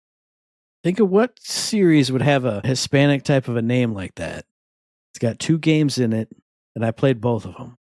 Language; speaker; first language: English; native; English